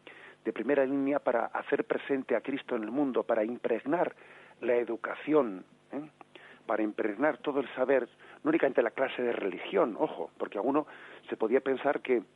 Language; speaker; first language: Spanish; native; Spanish